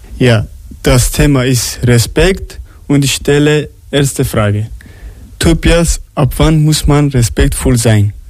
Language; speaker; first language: German; non-native, learner; Arabic